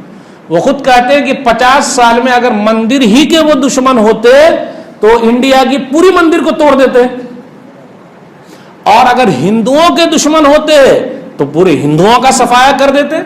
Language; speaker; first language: Hindi; native; Hindi